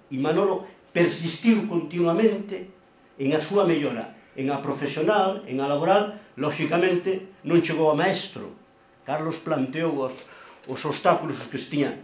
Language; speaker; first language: Galician; non-native, local second language; Spanish